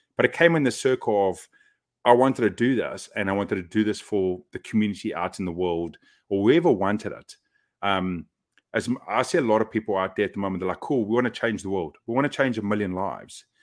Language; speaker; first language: English; native; English